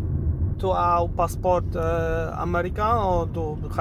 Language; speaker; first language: French; non-native, learner; Polish